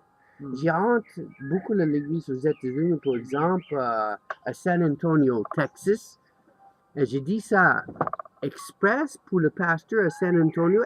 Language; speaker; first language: French; non-native, learner; English